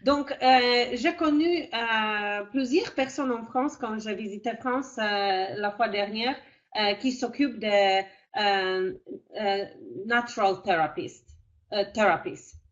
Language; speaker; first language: French; non-native, fluent; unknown